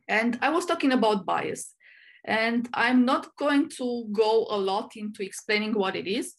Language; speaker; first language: English; non-native, fluent; Romanian